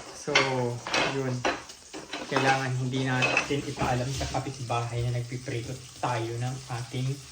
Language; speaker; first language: Filipino; non-native, local second language; Bikol